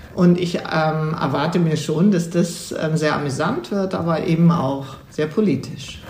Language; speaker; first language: German; native; German